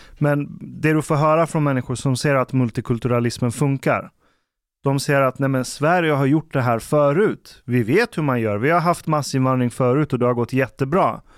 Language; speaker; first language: Swedish; early bilingual, other home language; Persian